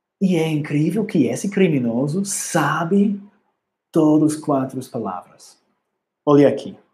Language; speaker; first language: Portuguese; non-native, learner; English